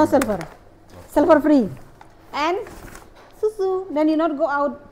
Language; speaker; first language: English; non-native, learner; Indonesian